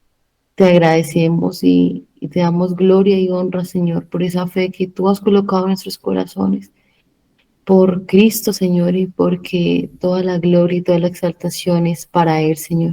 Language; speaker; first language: Spanish; native; Spanish